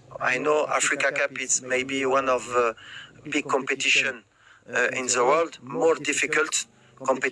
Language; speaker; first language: English; non-native, learner; French